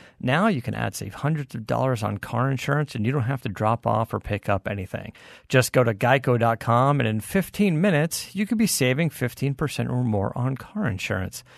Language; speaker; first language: English; native; English